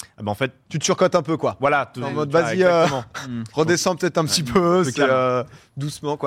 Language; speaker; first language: French; native; French